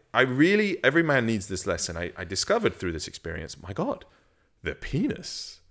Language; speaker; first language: English; native; English